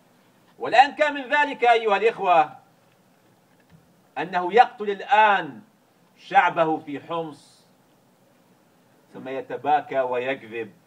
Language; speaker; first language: Arabic; native; Arabic